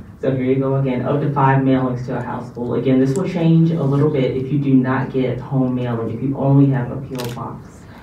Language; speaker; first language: English; native; English